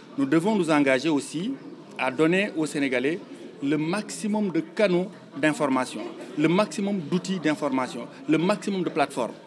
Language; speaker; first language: French; non-native, local second language; Wolof